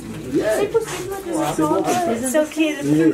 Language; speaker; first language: French; non-native, fluent; English